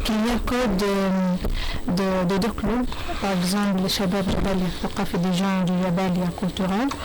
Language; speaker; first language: French; non-native, learner; Arabic